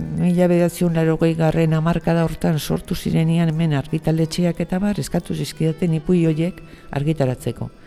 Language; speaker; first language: Basque; non-native, local second language; Spanish